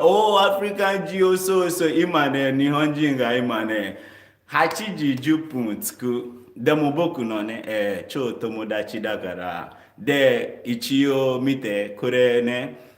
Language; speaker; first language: Japanese; non-native, learner; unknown